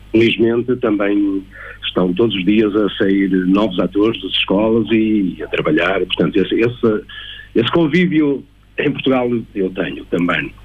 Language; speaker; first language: Portuguese; native; Portuguese